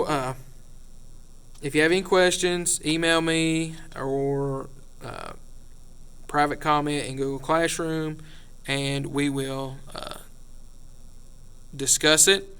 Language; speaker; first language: English; native; English